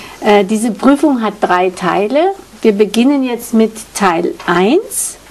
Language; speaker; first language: German; native; German